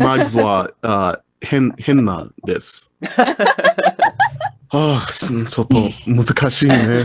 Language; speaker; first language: Japanese; non-native, learner; English